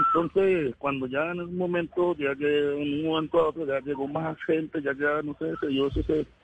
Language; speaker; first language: Spanish; native; Spanish